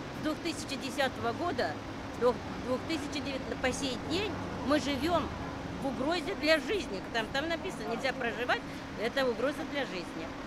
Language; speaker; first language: Russian; native; Russian